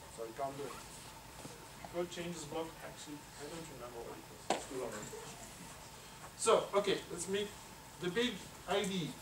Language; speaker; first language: English; non-native, fluent; Dutch